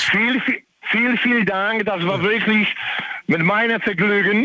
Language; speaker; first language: German; non-native, learner; Polish